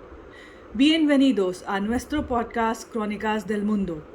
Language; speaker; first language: Spanish; non-native, fluent; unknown